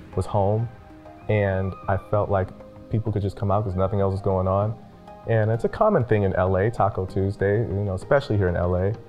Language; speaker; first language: English; native; English